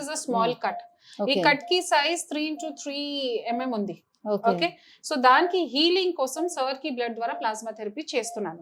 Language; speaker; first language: Telugu; non-native, fluent; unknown